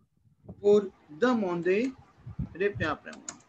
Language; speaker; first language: French; non-native, fluent; Hindi